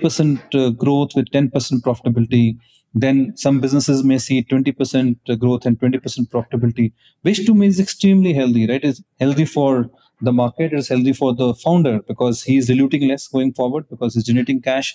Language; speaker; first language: English; non-native, local second language; Punjabi